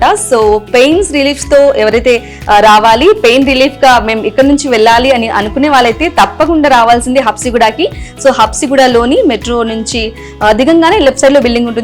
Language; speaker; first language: Telugu; native; Telugu